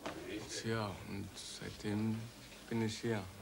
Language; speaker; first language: German; early bilingual, other home language; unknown